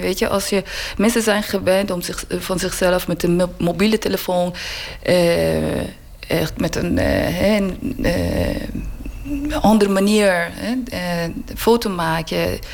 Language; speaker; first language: Dutch; non-native, learner; Persian